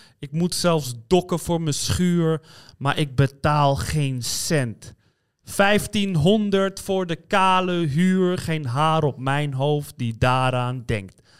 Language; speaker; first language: Dutch; native; Dutch